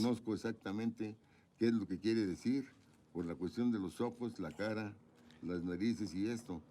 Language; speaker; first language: Spanish; native; Spanish